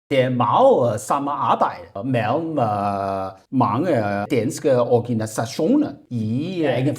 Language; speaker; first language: Danish; non-native, learner; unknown